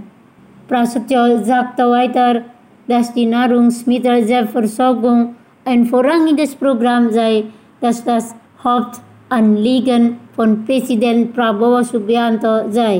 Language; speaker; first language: German; non-native, fluent; Indonesian